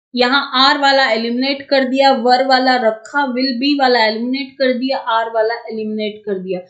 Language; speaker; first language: Hindi; native; Hindi